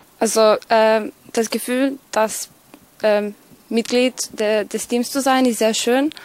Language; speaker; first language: German; non-native, fluent; Serbian